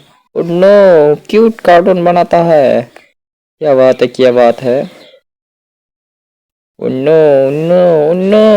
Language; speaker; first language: Hindi; non-native, learner; Bangla